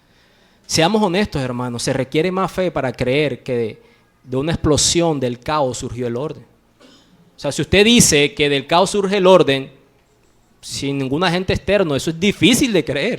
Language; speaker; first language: Spanish; native; Spanish